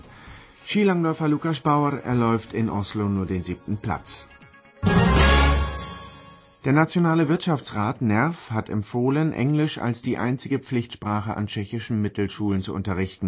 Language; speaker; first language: German; native; German